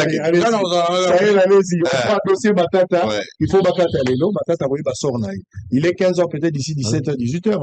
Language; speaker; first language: French; non-native, local second language; Lingala